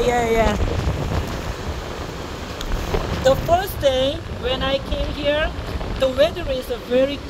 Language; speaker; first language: English; non-native, learner; Korean